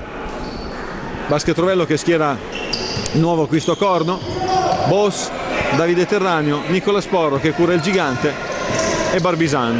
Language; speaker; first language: Italian; native; Italian